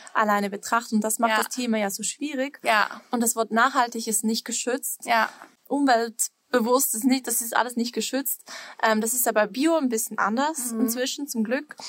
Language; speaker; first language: German; non-native, fluent; Swiss German